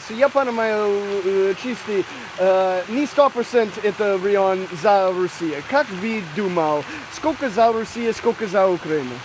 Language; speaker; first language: Russian; non-native, learner; English